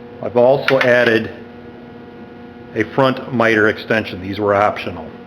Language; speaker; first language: English; native; English